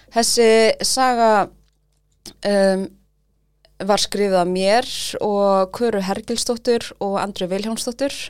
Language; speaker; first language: Icelandic; early bilingual, other home language; Thai